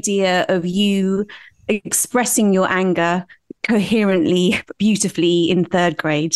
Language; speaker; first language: English; native; English